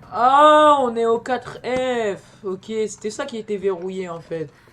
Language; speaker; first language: French; native; French